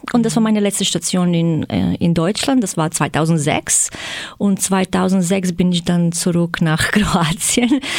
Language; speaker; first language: German; non-native, fluent; Croatian